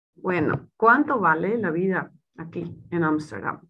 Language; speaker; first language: Spanish; non-native, fluent; Dutch